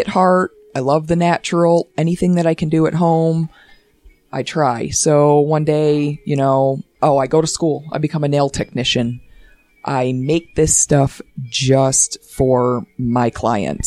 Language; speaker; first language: English; native; English